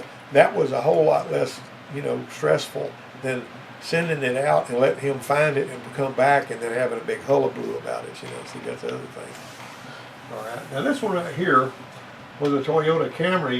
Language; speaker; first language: English; native; English